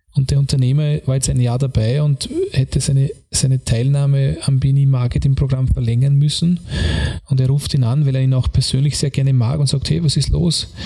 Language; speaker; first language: German; native; German